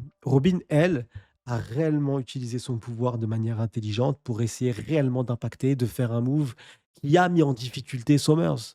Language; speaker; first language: French; native; French